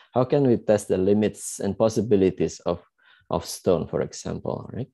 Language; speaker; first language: English; non-native, fluent; Javanese